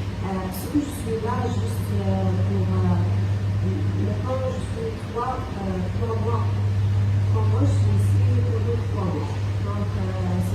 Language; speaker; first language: French; non-native, local second language; Arabic